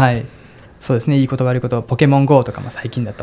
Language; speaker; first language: Japanese; native; Japanese